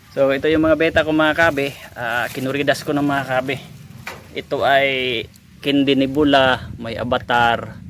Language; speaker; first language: Filipino; non-native, local second language; Cebuano